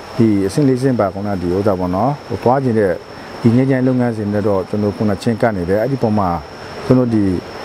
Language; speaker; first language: Burmese; non-native, local second language; S'gaw Karen